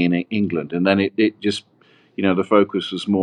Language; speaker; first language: English; native; English